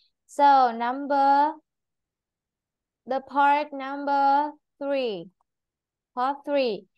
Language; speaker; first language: English; non-native, fluent; Vietnamese